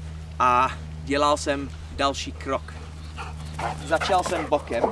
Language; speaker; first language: Czech; non-native, learner; English